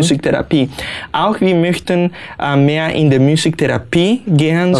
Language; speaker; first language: German; non-native, learner; Spanish